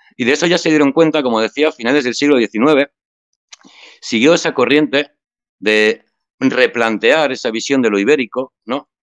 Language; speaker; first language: Spanish; native; Spanish